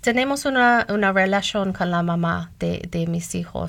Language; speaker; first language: Spanish; non-native, learner; English